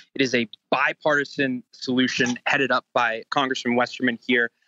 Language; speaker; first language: English; native; English